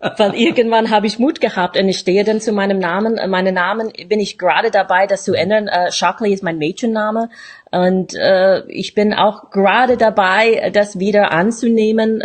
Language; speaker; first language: German; non-native, fluent; English